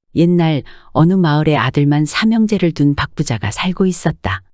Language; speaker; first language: Korean; native; Korean